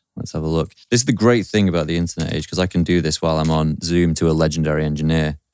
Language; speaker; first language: English; native; English